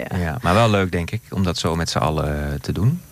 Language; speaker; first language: Dutch; native; Dutch